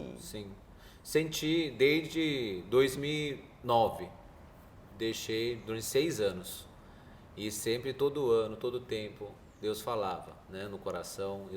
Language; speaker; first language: Portuguese; early bilingual, other home language; Korean